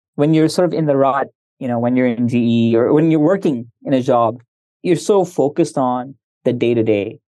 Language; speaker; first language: English; early bilingual, other home language; Hindi